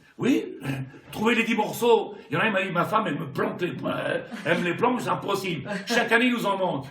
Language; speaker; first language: French; native; French